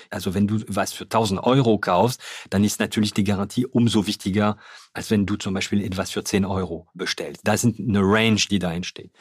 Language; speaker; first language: German; non-native, fluent; French